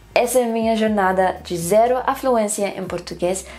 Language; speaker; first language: Portuguese; non-native, fluent; English